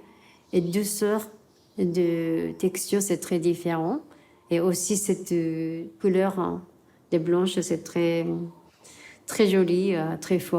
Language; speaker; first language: French; non-native, learner; Japanese